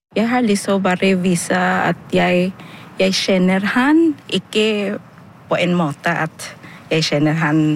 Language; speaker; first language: Norwegian; non-native, learner; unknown